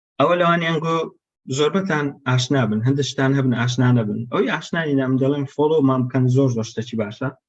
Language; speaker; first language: Central Kurdish; non-native, local second language; Kurdish